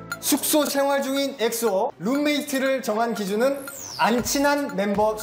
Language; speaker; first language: Korean; native; Korean